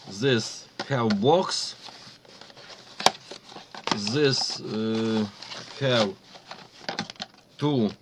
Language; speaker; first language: English; non-native, learner; Ukrainian